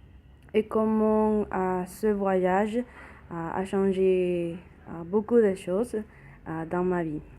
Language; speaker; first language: French; non-native, learner; Spanish